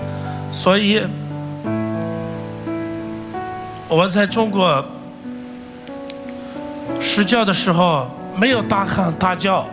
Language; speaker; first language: Chinese; non-native, fluent; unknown